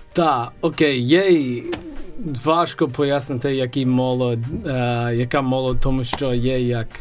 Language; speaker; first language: Ukrainian; non-native, learner; English